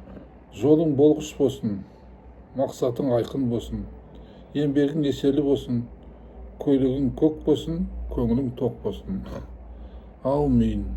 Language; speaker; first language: Kazakh; native; Kazakh